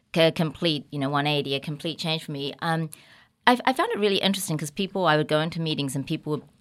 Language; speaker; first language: English; native; English